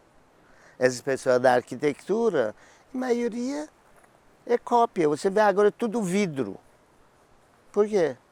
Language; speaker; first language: Portuguese; non-native, learner; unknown